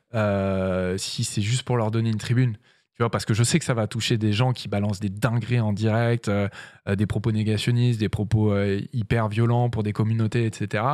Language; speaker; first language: French; native; French